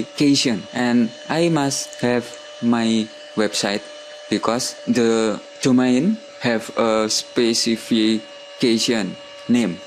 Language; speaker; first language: English; non-native, learner; Indonesian